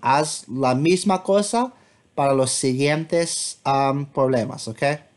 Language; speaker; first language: Spanish; non-native, fluent; English